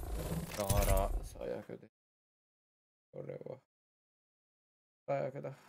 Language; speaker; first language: Japanese; early bilingual, heritage; Japanese